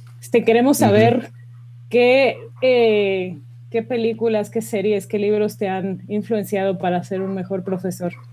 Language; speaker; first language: Spanish; native; Spanish